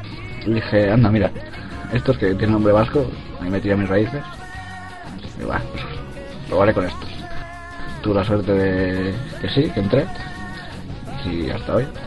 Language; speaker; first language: Spanish; native; Spanish